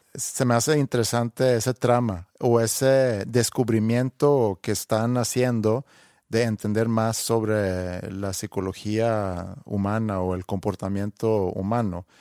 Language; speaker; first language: Spanish; non-native, fluent; Swedish